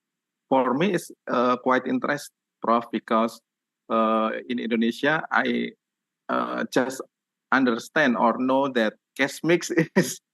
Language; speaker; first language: English; non-native, learner; Indonesian